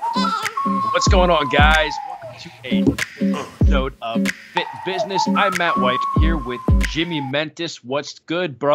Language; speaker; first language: English; native; English